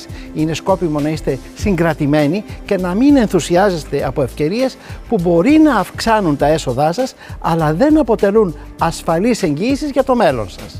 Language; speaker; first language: Greek; native; Greek